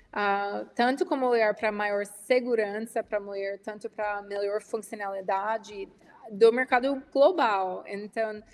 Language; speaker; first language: Portuguese; non-native, fluent; English